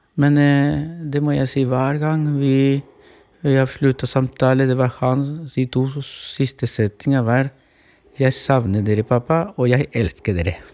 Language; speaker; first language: Norwegian; non-native, fluent; Spanish